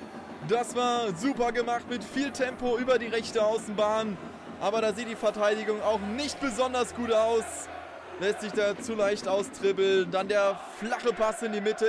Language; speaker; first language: German; native; German